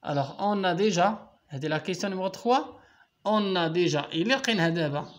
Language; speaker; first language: French; non-native, local second language; Arabic